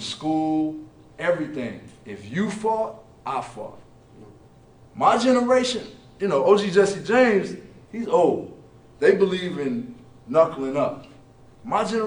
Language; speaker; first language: English; native; English